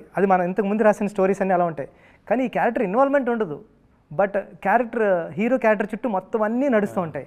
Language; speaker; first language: Telugu; native; Telugu